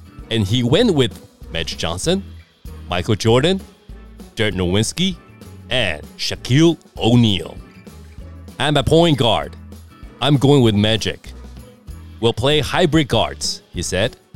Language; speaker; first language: English; non-native, fluent; Chinese